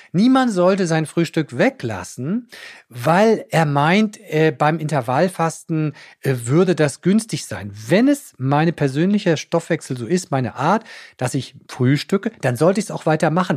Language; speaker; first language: German; native; German